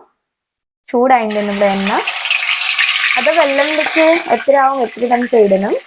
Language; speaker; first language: Malayalam; non-native, fluent; Hindi